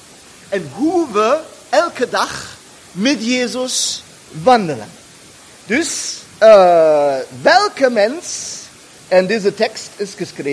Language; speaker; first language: Dutch; non-native, fluent; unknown